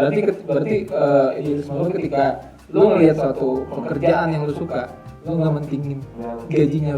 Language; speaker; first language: Indonesian; native; Indonesian